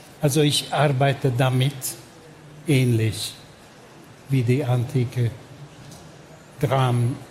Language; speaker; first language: German; non-native, fluent; Hungarian